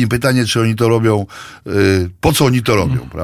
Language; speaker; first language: Polish; native; Polish